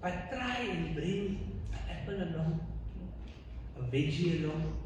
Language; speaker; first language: English; non-native, local second language; Afrikaans